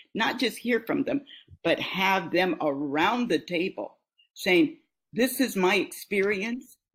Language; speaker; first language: English; native; English